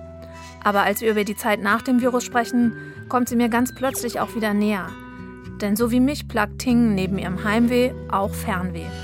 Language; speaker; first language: German; native; German